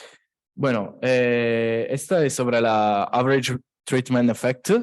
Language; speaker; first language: Spanish; non-native, learner; Italian